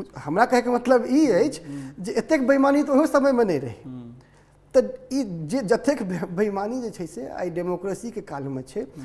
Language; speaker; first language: Maithili; native; Maithili